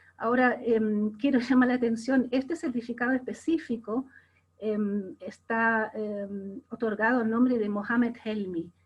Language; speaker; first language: Spanish; non-native, fluent; German